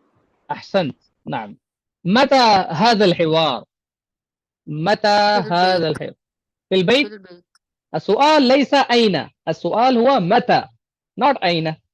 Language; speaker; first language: Arabic; non-native, fluent; Urdu